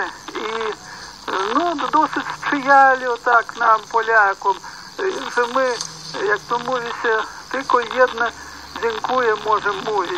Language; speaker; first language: Polish; early bilingual, heritage; Polish